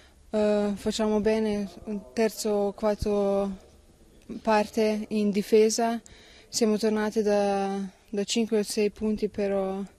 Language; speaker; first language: Italian; non-native, learner; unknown